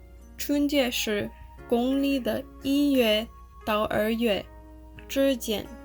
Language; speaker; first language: Chinese; non-native, learner; English